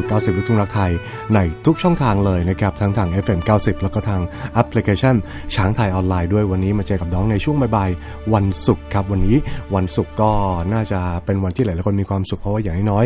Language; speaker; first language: Thai; native; Thai